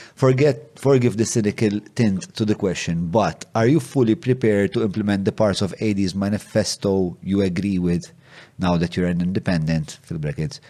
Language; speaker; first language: English; non-native, local second language; Maltese